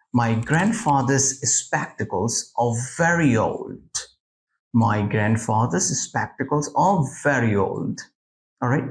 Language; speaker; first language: English; non-native, local second language; Bangla